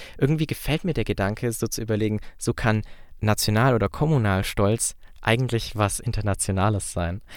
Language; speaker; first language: German; native; German